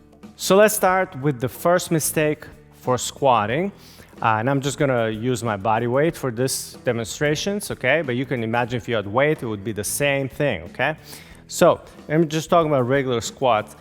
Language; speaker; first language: English; native; English